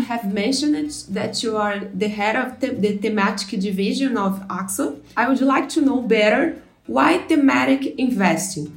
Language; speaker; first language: English; non-native, fluent; Portuguese